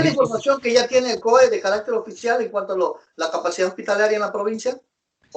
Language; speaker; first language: Spanish; native; Spanish